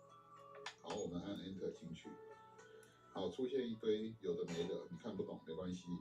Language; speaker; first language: Chinese; native; Chinese